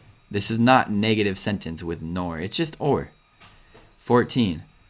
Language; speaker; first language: English; native; English